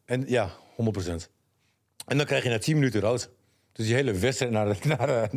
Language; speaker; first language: Dutch; native; Dutch